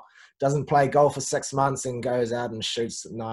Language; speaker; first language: English; native; English